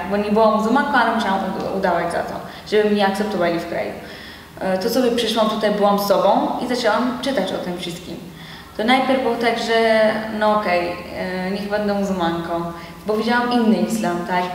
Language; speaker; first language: Polish; non-native, learner; Persian